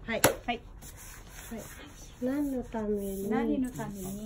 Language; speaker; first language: Japanese; non-native, fluent; Filipino